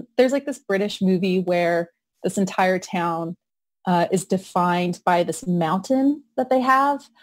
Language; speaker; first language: English; native; English